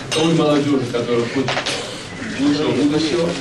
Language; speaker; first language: Russian; non-native, local second language; Georgian